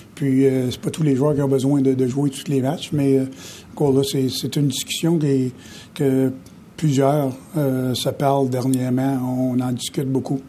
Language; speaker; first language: French; native; French